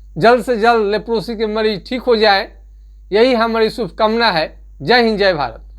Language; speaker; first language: Hindi; native; Hindi